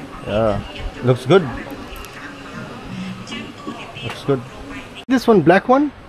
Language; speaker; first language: English; non-native, fluent; Urdu